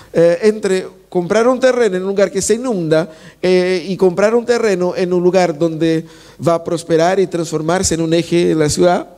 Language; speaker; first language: Spanish; non-native, fluent; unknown